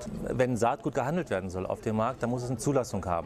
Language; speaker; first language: German; native; German